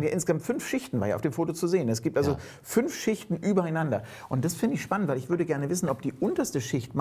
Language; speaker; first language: German; native; German